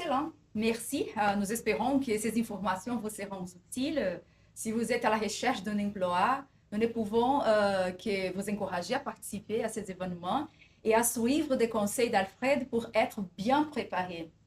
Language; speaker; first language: French; non-native, fluent; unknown